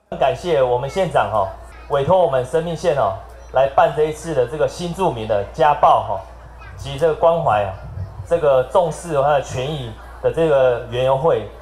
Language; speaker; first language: Chinese; native; Chinese